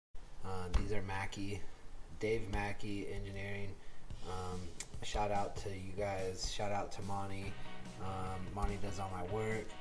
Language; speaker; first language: English; native; English